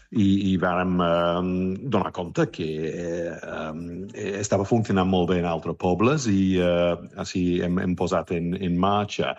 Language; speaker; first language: Catalan; non-native, fluent; English